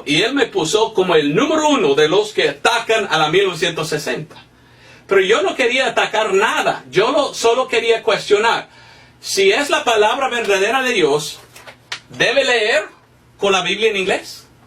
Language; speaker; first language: Spanish; non-native, fluent; English